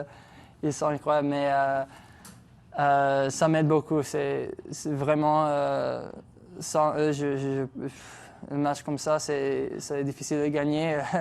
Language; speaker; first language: French; non-native, local second language; English